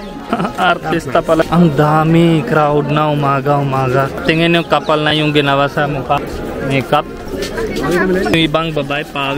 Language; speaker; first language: Filipino; non-native, learner; Hindi